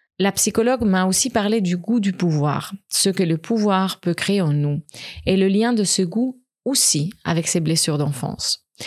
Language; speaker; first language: French; non-native, fluent; Spanish